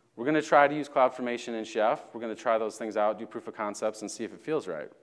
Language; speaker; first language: English; native; English